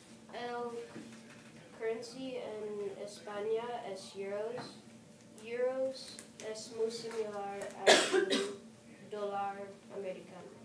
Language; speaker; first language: Spanish; non-native, learner; English